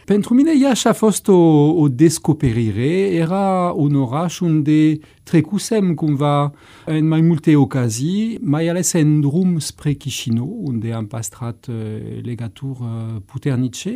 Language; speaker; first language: Romanian; non-native, fluent; French